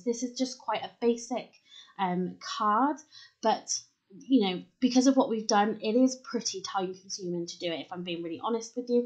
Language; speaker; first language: English; native; English